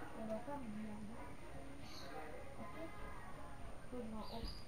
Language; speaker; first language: French; native; French